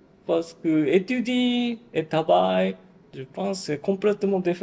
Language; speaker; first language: French; non-native, learner; Japanese